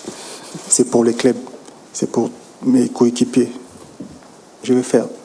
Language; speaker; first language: French; non-native, local second language; Lingala